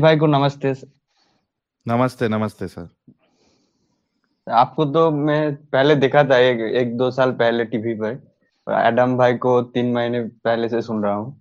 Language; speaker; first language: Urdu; non-native, local second language; Bangla